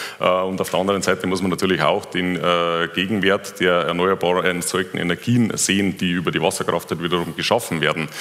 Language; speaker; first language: German; native; German